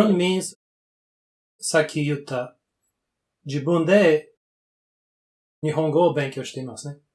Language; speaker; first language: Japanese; non-native, fluent; Bulgarian